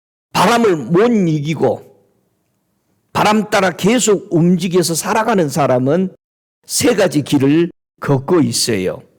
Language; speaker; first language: Korean; native; Korean